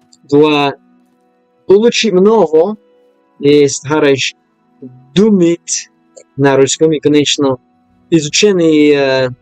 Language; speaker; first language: Russian; non-native, learner; English